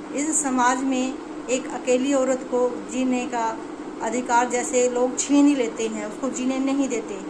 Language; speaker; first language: Hindi; native; Hindi